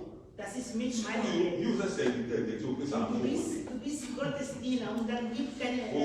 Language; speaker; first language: German; non-native, fluent; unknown